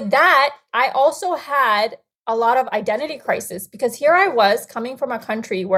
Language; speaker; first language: English; non-native, local second language; Bangla